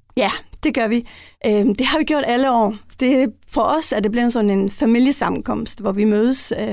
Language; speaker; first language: Danish; non-native, local second language; Faroese